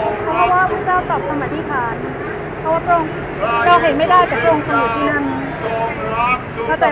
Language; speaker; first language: Thai; native; Thai